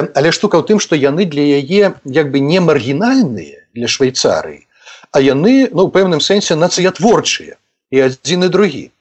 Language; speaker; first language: Belarusian; native; Belarusian